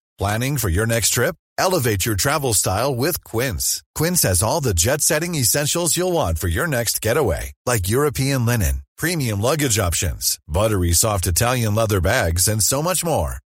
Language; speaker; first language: English; native; English